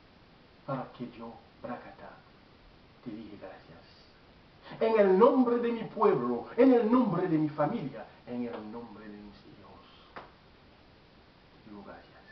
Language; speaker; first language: Spanish; non-native, learner; Haitian Creole